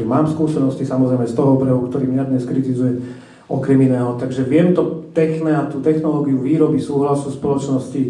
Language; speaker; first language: Slovak; native; Slovak